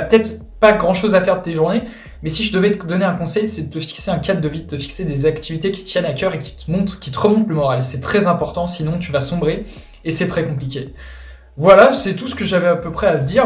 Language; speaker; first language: French; native; French